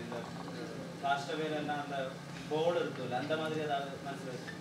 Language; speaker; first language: Tamil; non-native, local second language; Malayalam